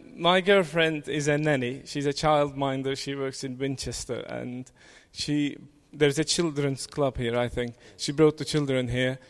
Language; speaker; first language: English; non-native, fluent; Turkish